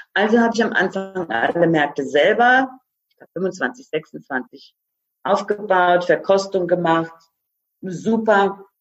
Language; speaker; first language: German; non-native, fluent; Croatian